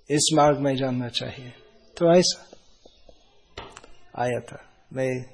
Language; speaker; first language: Hindi; non-native, fluent; English